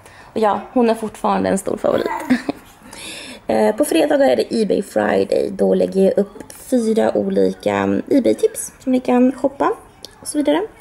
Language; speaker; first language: Swedish; native; Swedish